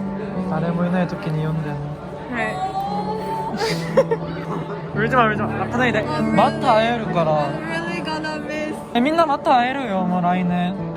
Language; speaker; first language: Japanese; non-native, fluent; Korean